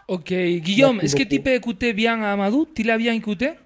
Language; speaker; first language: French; non-native, fluent; Spanish